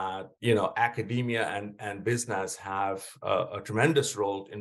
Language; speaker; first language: English; non-native, local second language; Bangla